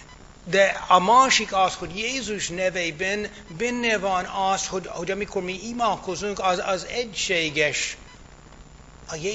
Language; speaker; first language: Hungarian; non-native, fluent; English